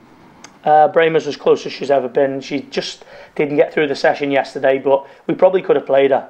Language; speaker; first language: English; native; English